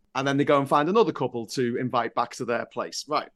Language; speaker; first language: English; native; English